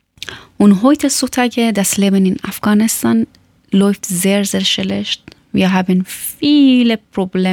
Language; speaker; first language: German; non-native, fluent; Persian